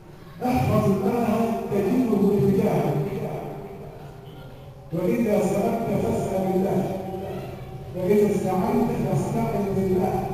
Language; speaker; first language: Arabic; native; Arabic